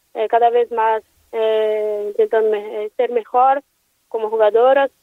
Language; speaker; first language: Spanish; non-native, learner; Portuguese